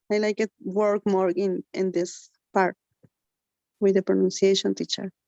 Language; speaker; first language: English; non-native, learner; Spanish